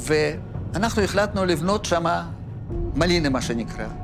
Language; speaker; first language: Hebrew; non-native, fluent; Yiddish